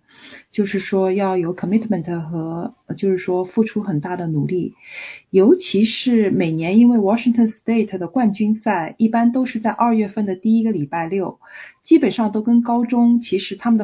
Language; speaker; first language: Chinese; native; Chinese